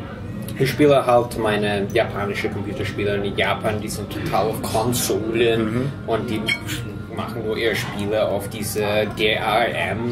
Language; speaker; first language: German; non-native, fluent; English